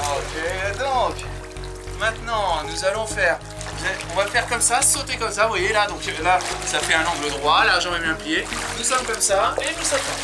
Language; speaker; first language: French; native; French